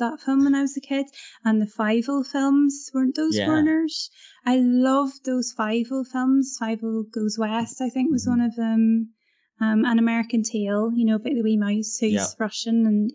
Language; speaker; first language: English; native; English